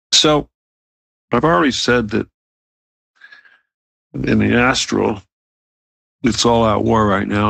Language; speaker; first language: English; native; English